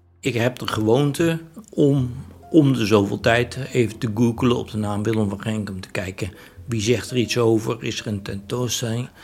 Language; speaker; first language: Dutch; native; Dutch